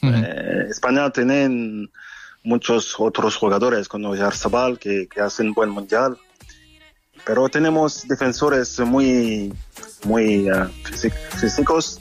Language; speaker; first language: Spanish; non-native, fluent; French